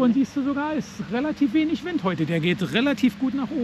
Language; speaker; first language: German; native; German